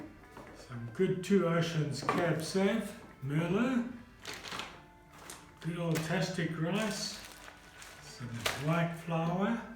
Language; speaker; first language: English; native; English